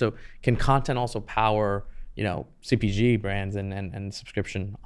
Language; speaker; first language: English; native; English